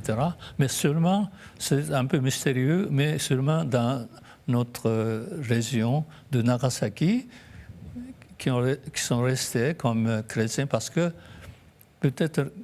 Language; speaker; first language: French; non-native, fluent; Japanese